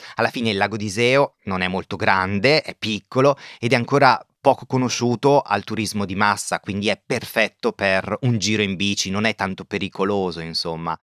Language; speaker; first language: Italian; native; Italian